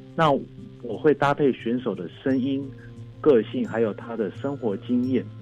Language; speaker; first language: Chinese; native; Chinese